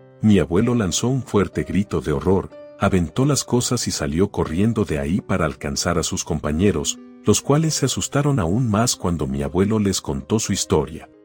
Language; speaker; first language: Spanish; native; Spanish